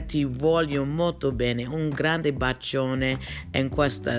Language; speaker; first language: Italian; non-native, learner; English